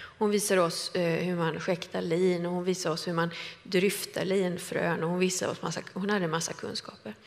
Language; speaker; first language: Swedish; native; Swedish